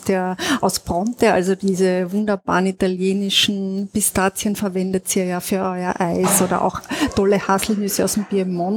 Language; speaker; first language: German; native; German